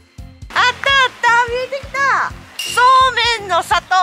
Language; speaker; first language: Japanese; native; Japanese